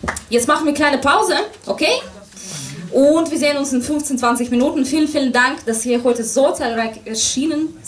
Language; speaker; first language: German; non-native, fluent; Russian